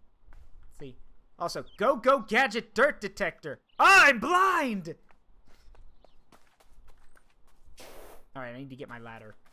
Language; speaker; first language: English; native; English